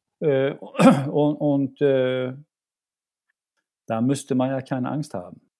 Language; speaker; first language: German; non-native, fluent; Swedish